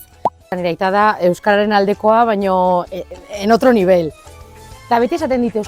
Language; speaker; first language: Basque; early bilingual, other home language; Bulgarian